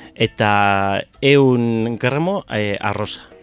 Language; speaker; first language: Basque; non-native, local second language; Spanish